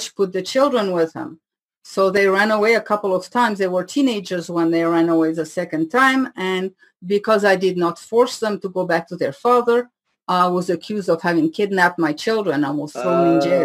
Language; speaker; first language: English; non-native, fluent; French